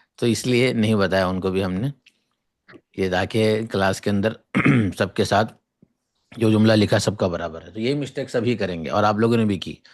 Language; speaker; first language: Urdu; native; Urdu